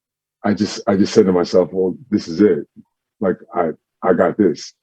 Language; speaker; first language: English; native; English